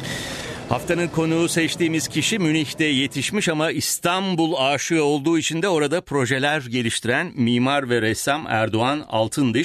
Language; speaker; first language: Turkish; native; Turkish